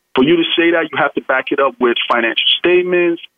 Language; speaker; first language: English; non-native, local second language; Yoruba